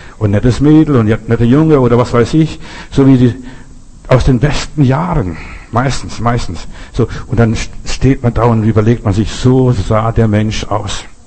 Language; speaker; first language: German; native; German